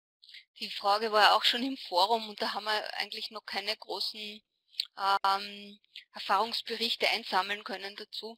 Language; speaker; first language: German; native; German